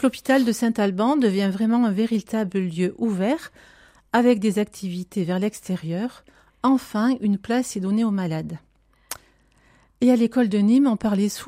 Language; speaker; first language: French; native; French